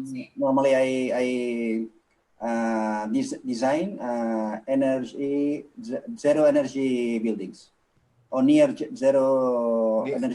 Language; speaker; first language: English; non-native, local second language; Catalan